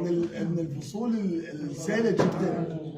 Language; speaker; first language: Arabic; native; Arabic